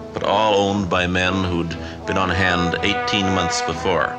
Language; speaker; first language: English; native; English